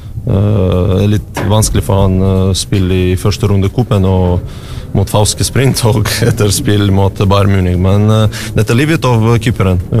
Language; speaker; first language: Norwegian; non-native, learner; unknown